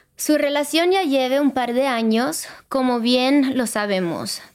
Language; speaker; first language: Spanish; early bilingual, other home language; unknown